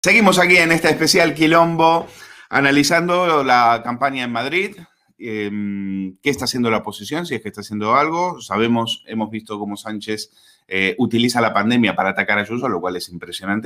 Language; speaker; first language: Spanish; native; Spanish